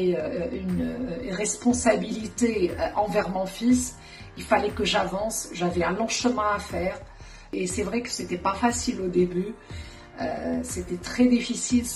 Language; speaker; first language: French; non-native, local second language; Arabic